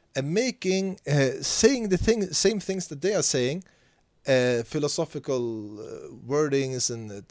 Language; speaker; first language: English; non-native, fluent; Swedish